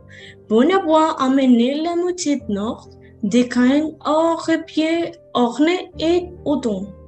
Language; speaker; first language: French; non-native, learner; Spanish